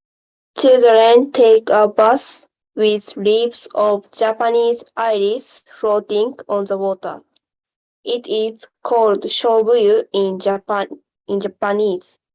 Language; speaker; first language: English; non-native, learner; Japanese